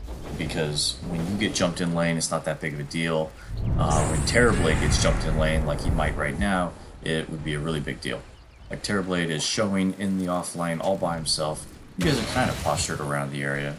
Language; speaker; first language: English; native; English